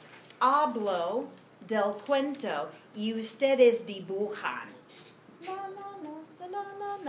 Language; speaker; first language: Spanish; non-native, fluent; English